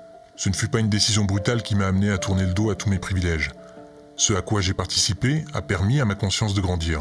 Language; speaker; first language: French; native; French